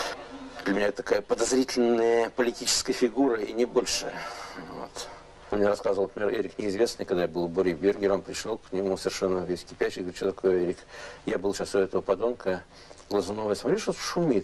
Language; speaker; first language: Russian; native; Russian